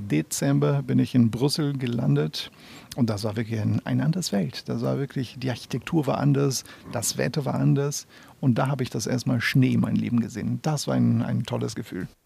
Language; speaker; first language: German; non-native, fluent; Portuguese